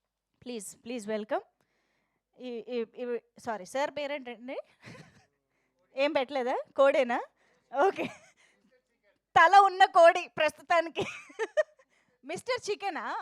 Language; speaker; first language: Telugu; native; Telugu